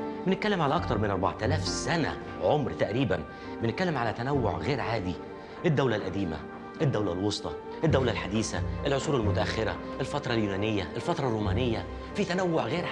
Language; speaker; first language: Arabic; native; Arabic